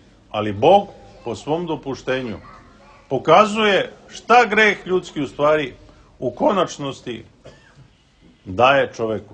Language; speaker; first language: Serbian; native; Serbian